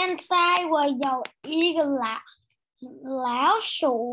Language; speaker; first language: Chinese; non-native, learner; Vietnamese